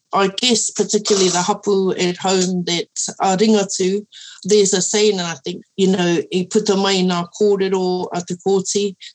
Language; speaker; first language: English; early bilingual, other home language; Māori